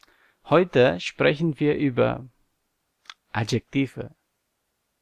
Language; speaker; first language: German; non-native, learner; Indonesian